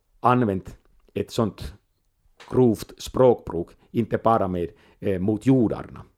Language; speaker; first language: Swedish; non-native, local second language; Finnish